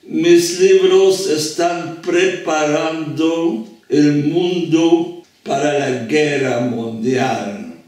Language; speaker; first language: Spanish; non-native, fluent; French